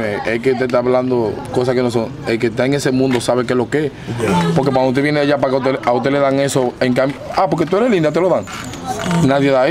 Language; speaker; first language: Spanish; native; Spanish